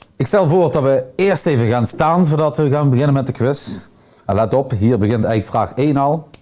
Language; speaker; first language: Dutch; native; Dutch